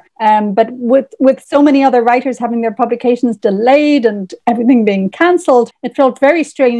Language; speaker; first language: English; native; English